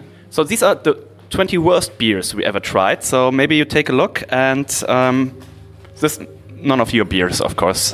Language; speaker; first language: English; non-native, fluent; German